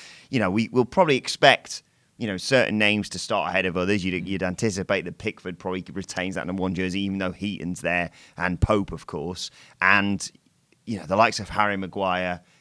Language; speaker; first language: English; native; English